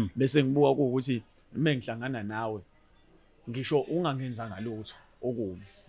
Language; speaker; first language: Zulu; native; Zulu